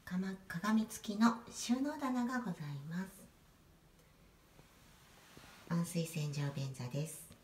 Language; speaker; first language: Japanese; native; Japanese